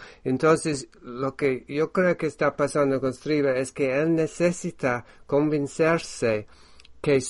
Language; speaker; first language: Spanish; non-native, fluent; English